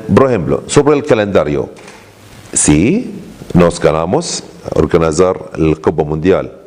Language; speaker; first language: Spanish; non-native, learner; Arabic